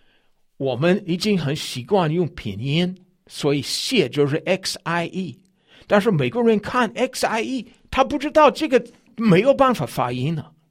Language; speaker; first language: Chinese; non-native, fluent; English